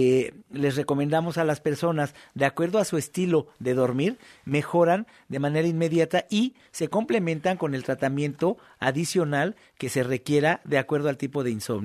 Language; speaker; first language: Spanish; native; Spanish